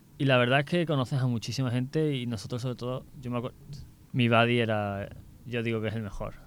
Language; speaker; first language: Spanish; native; Spanish